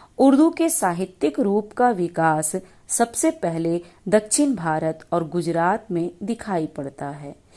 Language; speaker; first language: Hindi; native; Hindi